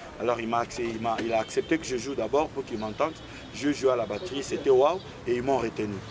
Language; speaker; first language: French; non-native, local second language; Swahili